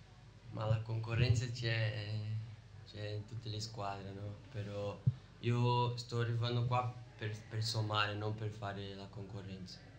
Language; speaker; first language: Italian; non-native, fluent; Portuguese